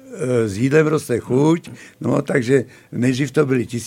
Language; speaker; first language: Czech; native; Czech